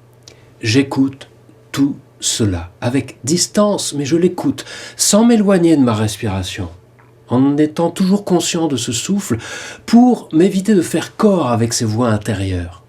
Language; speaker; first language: French; native; French